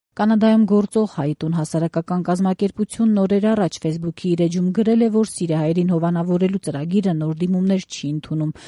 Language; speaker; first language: Armenian; native; Armenian